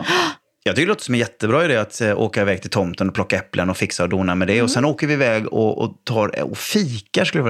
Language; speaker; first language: Swedish; native; Swedish